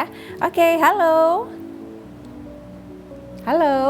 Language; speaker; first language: Indonesian; native; Indonesian